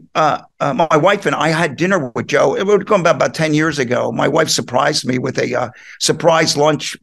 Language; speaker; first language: English; native; English